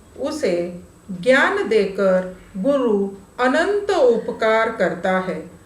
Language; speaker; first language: Hindi; non-native, local second language; Marathi